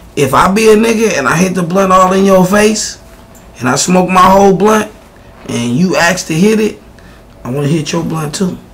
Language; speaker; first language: English; native; English